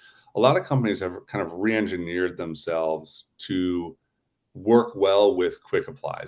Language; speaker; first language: English; native; English